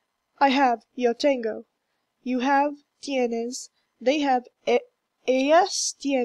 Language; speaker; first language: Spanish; non-native, learner; English